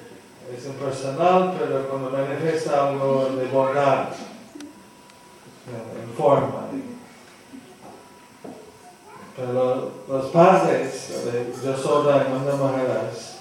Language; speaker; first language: Spanish; non-native, fluent; English